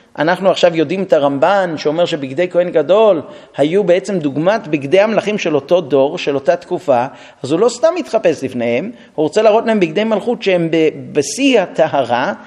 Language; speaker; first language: Hebrew; non-native, fluent; English